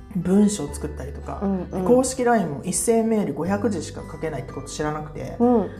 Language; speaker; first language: Japanese; early bilingual, heritage; English